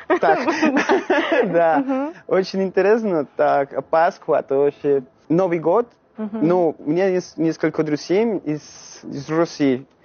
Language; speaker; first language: Russian; non-native, learner; Spanish